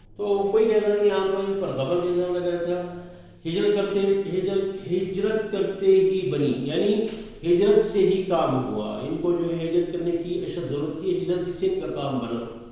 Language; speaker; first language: Urdu; non-native, local second language; Pashto